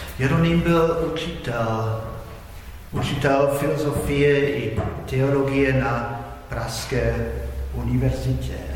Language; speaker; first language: Czech; non-native, fluent; Polish